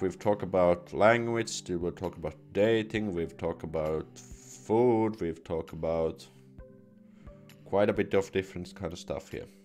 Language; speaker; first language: English; non-native, fluent; Finnish